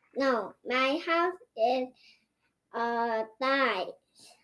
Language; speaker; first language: English; non-native, learner; Korean